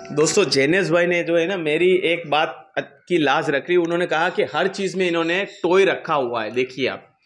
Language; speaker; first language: Hindi; non-native, local second language; Gujarati